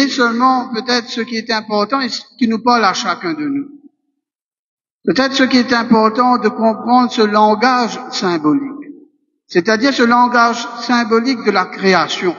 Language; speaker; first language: French; non-native, local second language; Morisyen